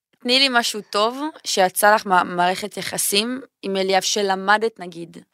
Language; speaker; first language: Hebrew; native; Hebrew